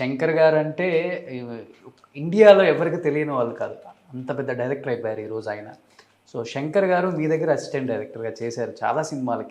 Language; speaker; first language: Telugu; native; Telugu